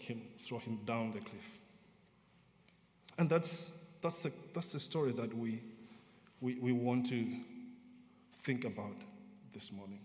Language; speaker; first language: English; non-native, local second language; Nyanja